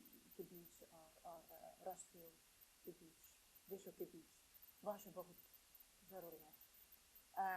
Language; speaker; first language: Hindi; non-native, fluent; Finnish